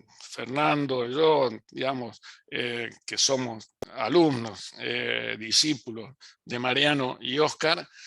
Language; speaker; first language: Spanish; native; Spanish